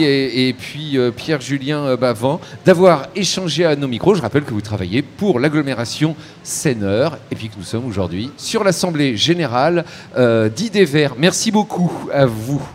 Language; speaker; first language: French; native; French